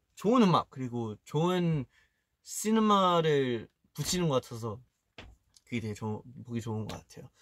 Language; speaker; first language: Korean; early bilingual, heritage; Korean